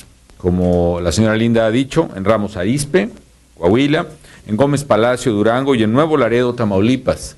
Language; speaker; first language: Spanish; native; Spanish